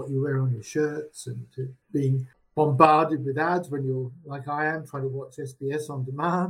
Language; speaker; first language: English; native; English